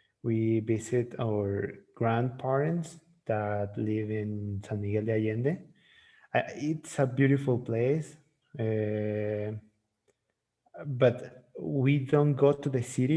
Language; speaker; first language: English; non-native, learner; Spanish